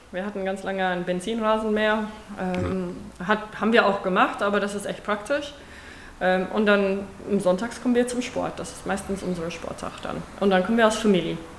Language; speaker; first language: German; non-native, fluent; Afrikaans